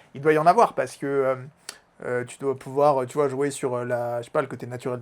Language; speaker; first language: French; native; French